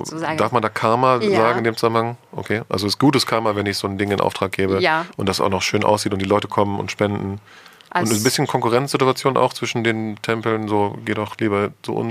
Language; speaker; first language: German; native; German